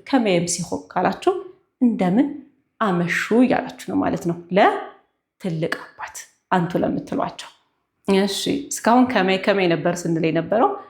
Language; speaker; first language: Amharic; non-native, local second language; Tigrinya